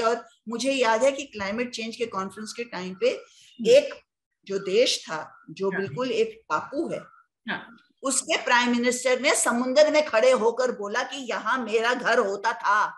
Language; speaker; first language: Hindi; native; Hindi